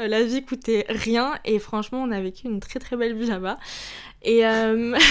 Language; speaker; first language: French; early bilingual, other home language; Arabic